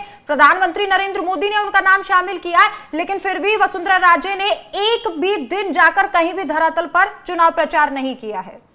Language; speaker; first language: Hindi; native; Hindi